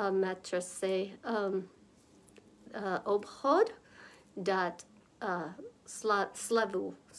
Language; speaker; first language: Czech; non-native, learner; English